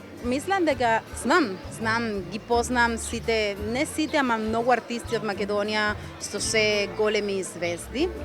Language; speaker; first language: Macedonian; non-native, learner; Spanish